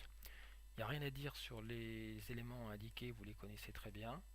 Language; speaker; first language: French; native; French